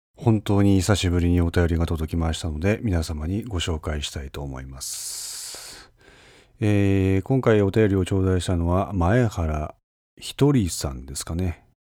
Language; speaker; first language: Japanese; native; Japanese